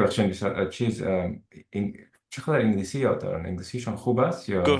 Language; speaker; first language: Persian; early bilingual, other home language; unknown